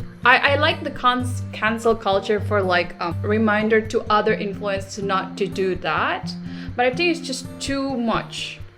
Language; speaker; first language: English; non-native, fluent; Indonesian